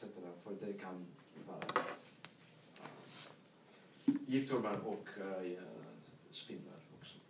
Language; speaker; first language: Swedish; non-native, learner; English